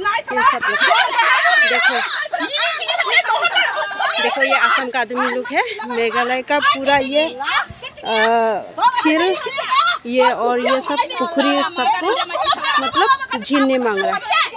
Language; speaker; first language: Hindi; non-native, local second language; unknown